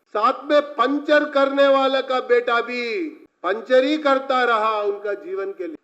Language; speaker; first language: Hindi; non-native, local second language; Telugu